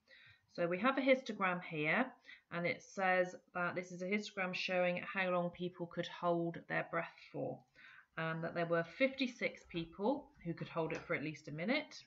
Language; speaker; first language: English; native; English